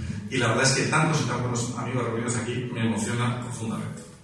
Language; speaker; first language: Spanish; native; Spanish